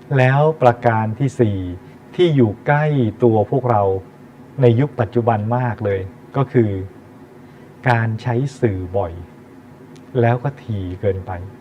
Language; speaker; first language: Thai; native; Thai